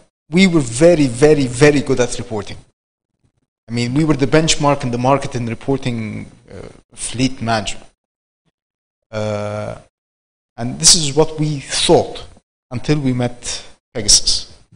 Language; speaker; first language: English; non-native, fluent; Arabic